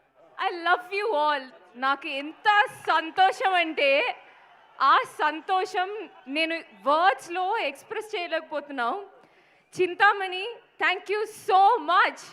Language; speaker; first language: Telugu; non-native, fluent; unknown